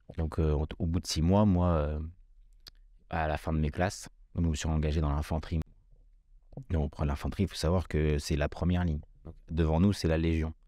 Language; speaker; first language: French; early bilingual, other home language; Kabyle